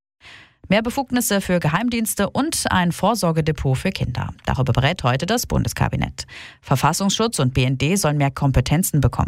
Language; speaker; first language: German; native; German